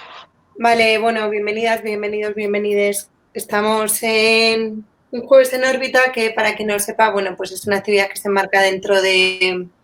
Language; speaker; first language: Spanish; native; Spanish